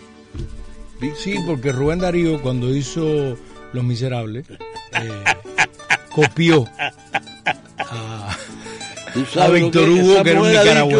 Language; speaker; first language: Spanish; native; Spanish